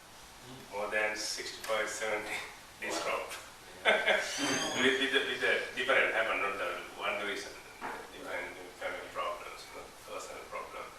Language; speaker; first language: English; non-native, learner; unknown